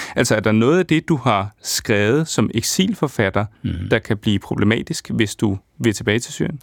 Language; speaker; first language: Danish; native; Danish